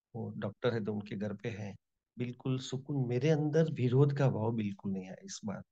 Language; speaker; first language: Hindi; non-native, local second language; Gujarati